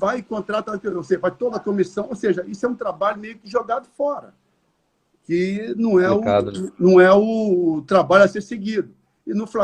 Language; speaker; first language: Portuguese; native; Portuguese